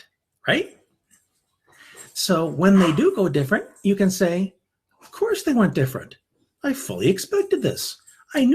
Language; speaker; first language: English; native; English